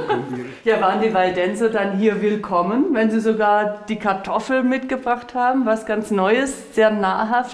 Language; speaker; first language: German; native; German